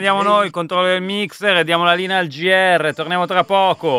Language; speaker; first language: Italian; native; Italian